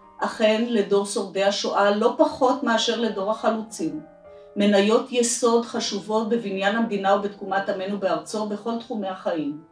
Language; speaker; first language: Hebrew; native; Hebrew